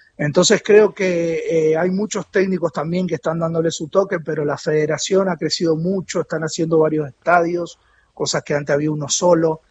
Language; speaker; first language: Spanish; native; Spanish